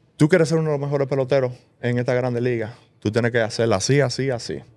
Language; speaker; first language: Spanish; early bilingual, heritage; Spanish